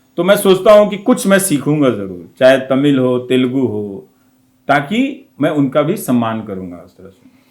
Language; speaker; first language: Hindi; non-native, local second language; Bhojpuri